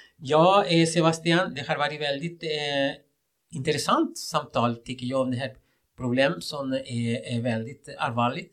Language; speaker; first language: Swedish; non-native, fluent; Spanish